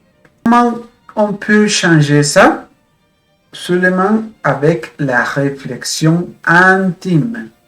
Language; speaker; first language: French; non-native, fluent; Spanish